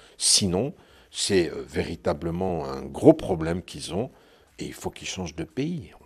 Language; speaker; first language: French; non-native, local second language; Arabic